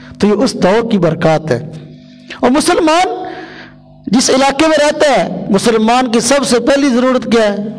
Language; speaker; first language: Urdu; non-native, local second language; Punjabi